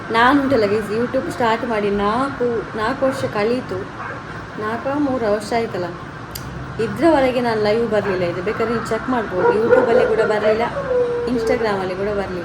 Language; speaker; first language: Kannada; non-native, local second language; Tulu